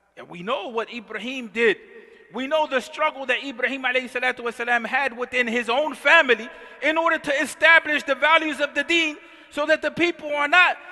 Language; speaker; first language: English; native; English